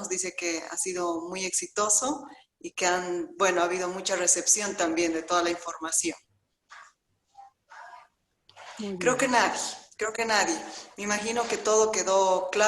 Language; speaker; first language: Spanish; native; Spanish